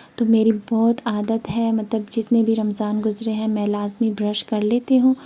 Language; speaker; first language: Urdu; non-native, local second language; Pashto